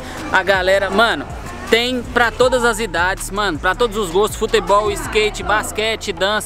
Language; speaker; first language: Portuguese; native; Portuguese